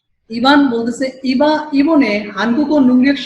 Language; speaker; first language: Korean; non-native, fluent; Bangla